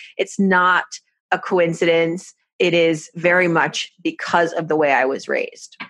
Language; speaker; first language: English; early bilingual, other home language; Persian